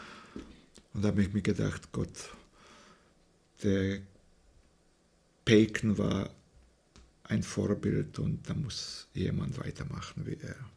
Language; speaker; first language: German; non-native, fluent; Slovak